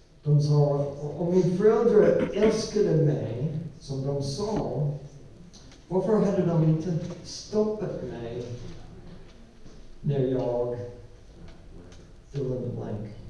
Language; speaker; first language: Swedish; non-native, learner; English